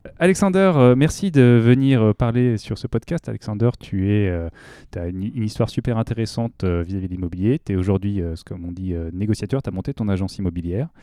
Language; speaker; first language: French; native; French